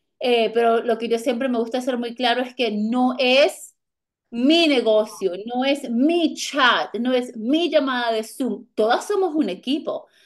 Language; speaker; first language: Spanish; native; Spanish